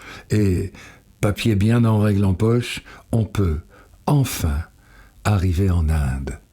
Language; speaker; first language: French; native; French